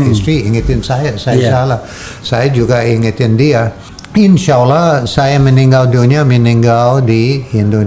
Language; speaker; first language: Indonesian; non-native, learner; English